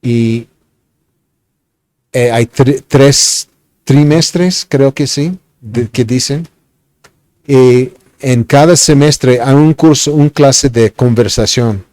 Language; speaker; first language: Spanish; non-native, fluent; English